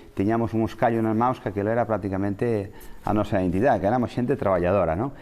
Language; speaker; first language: Galician; native; Galician